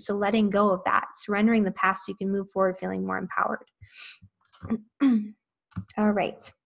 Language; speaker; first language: English; native; English